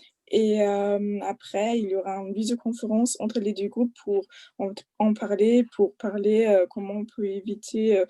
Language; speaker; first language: French; non-native, fluent; German